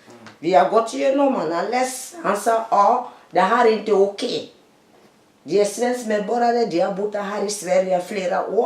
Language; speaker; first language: Swedish; non-native, learner; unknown